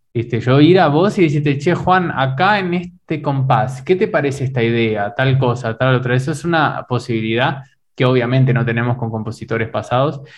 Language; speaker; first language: Spanish; native; Spanish